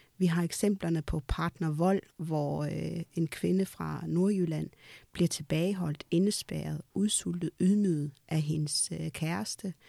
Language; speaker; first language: Danish; early bilingual, other home language; Amharic